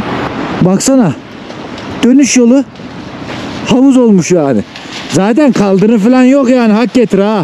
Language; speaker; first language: Turkish; native; Turkish